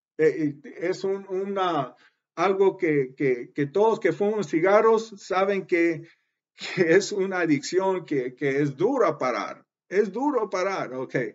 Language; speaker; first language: Spanish; early bilingual, heritage; Spanish